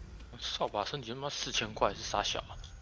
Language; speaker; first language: Chinese; native; Chinese